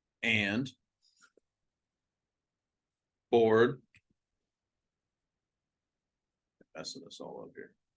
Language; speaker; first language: English; native; English